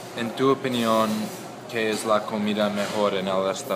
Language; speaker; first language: Spanish; non-native, learner; English